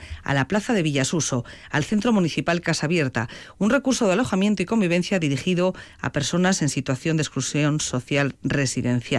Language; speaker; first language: Spanish; native; Spanish